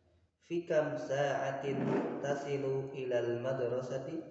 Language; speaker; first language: Arabic; non-native, learner; Indonesian